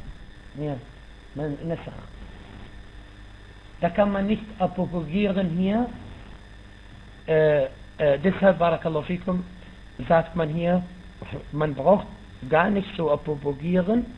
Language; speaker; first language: German; non-native, fluent; Arabic